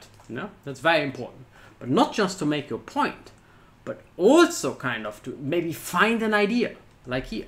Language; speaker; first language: English; non-native, fluent; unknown